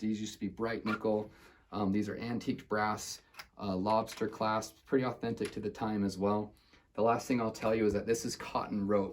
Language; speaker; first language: English; native; English